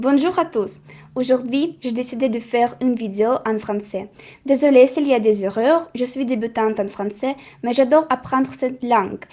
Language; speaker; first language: French; non-native, learner; Russian